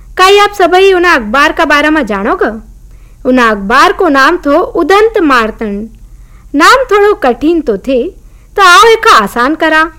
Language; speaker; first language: Hindi; native; Hindi